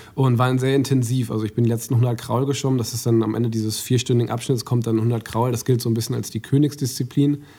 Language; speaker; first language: German; native; German